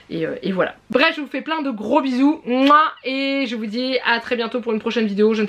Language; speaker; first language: French; native; French